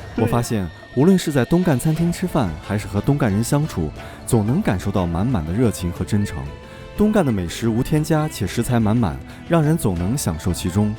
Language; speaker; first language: Chinese; native; Chinese